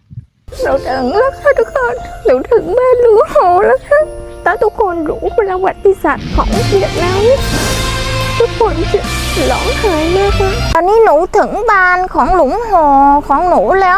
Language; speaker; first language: Thai; non-native, learner; Vietnamese